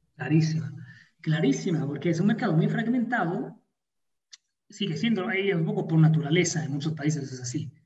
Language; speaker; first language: Spanish; non-native, fluent; Italian